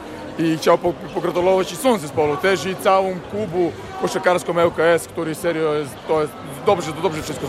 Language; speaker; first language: Polish; non-native, learner; Serbian